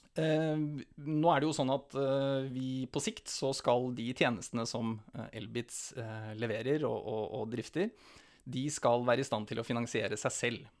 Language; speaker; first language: Norwegian; native; Norwegian